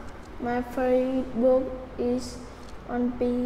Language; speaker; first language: English; non-native, learner; Vietnamese